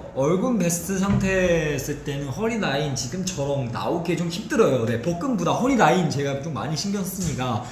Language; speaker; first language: Korean; non-native, fluent; Chinese